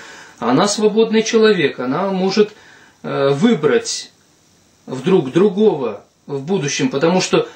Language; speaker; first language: Russian; native; Russian